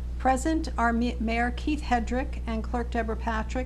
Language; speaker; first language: English; native; English